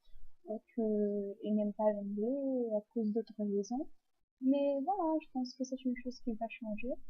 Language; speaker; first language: French; non-native, fluent; Portuguese